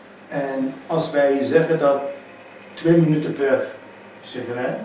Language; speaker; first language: Dutch; non-native, fluent; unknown